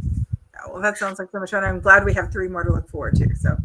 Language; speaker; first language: English; native; English